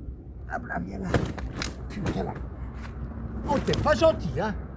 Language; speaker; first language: French; native; French